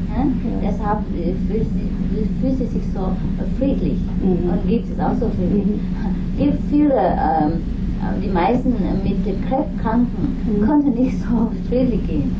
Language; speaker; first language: German; non-native, fluent; Vietnamese